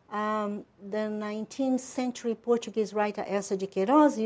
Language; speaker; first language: English; non-native, fluent; Portuguese